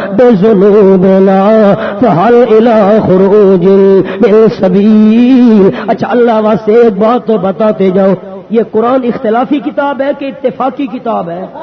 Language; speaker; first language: Urdu; non-native, local second language; Pashto